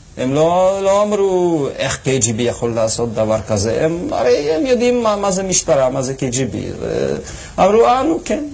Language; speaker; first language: Hebrew; non-native, fluent; Russian